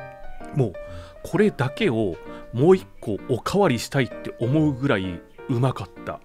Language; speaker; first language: Japanese; native; Japanese